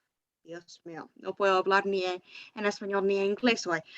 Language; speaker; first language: Spanish; non-native, fluent; English